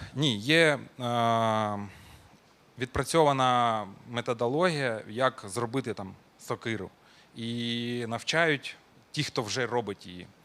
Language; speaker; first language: Ukrainian; non-native, local second language; Russian